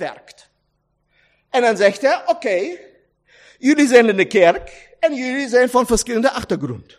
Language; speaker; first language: Dutch; non-native, learner; German